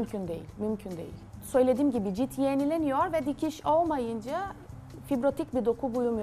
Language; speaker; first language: Turkish; non-native, learner; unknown